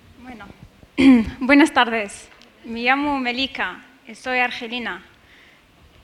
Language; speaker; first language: Spanish; non-native, learner; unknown